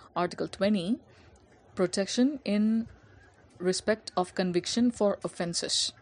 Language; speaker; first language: English; non-native, local second language; Tamil